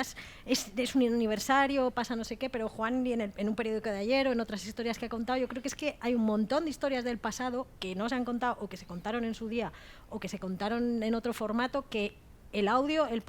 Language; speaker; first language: Spanish; native; Spanish